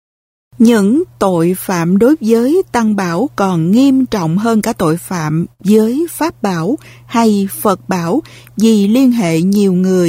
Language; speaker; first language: Vietnamese; native; Vietnamese